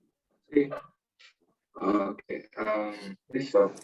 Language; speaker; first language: Spanish; non-native, learner; English